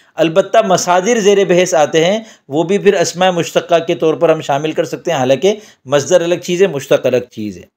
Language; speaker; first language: Urdu; native; Urdu